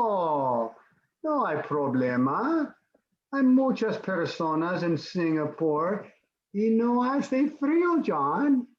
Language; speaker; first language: Spanish; non-native, fluent; English